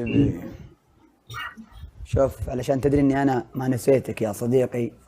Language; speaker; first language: Arabic; native; Arabic